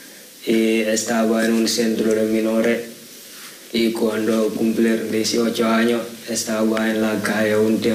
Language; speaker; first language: Spanish; non-native, learner; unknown